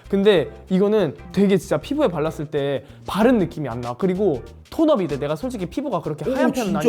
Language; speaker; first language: Korean; native; Korean